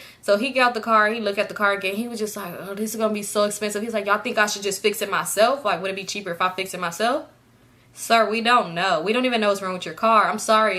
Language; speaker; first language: English; native; English